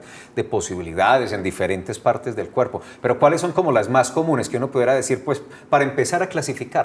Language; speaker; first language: Spanish; native; Spanish